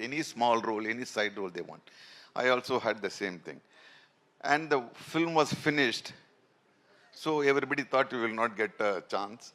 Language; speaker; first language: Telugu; non-native, local second language; Tamil